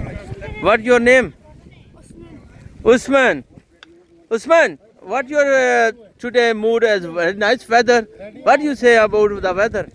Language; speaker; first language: English; non-native, learner; Urdu